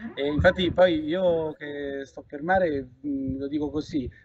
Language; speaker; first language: Italian; native; Italian